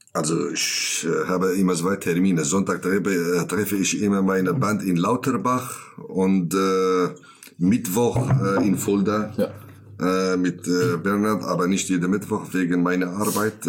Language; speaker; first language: German; non-native, learner; Kurdish